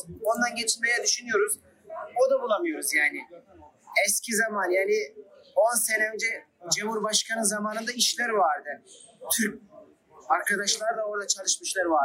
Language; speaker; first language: Turkish; non-native, fluent; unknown